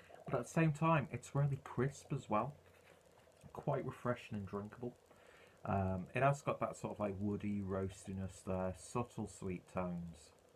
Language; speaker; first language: English; native; English